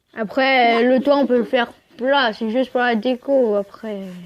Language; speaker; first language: French; native; French